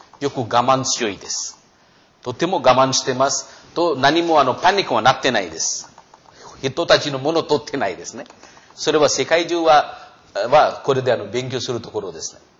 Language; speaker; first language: Japanese; non-native, fluent; Hindi